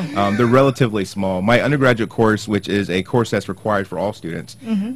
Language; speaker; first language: English; native; English